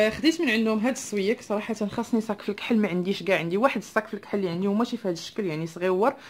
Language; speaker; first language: Arabic; non-native, local second language; Tachelhit